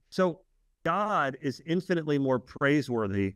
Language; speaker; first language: English; native; English